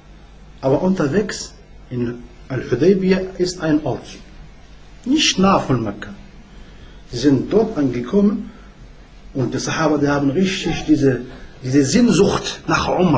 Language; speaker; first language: German; non-native, learner; Arabic